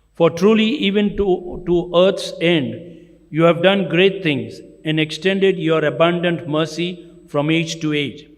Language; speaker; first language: English; non-native, local second language; Gujarati